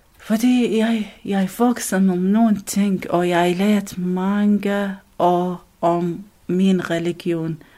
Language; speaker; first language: Danish; non-native, learner; Arabic